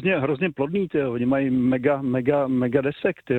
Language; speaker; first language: Czech; native; Czech